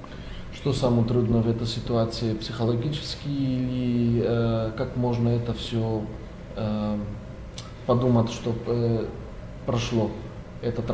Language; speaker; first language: Russian; non-native, learner; Greek